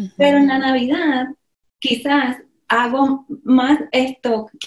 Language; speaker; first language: Spanish; native; Spanish